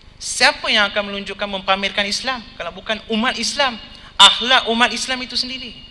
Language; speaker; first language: Malay; non-native, local second language; Tamil